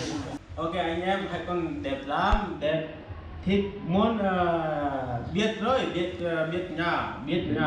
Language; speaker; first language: Vietnamese; non-native, learner; Portuguese